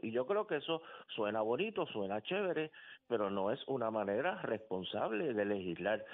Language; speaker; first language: Spanish; native; Spanish